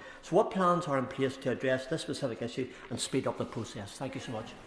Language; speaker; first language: English; native; English